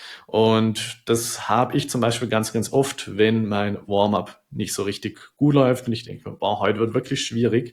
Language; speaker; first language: German; native; German